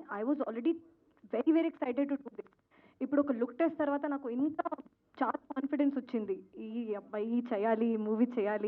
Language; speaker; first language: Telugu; non-native, local second language; Hindi